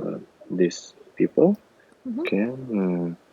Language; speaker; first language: English; non-native, learner; Russian